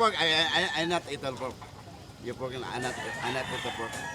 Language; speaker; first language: English; non-native, learner; Hiligaynon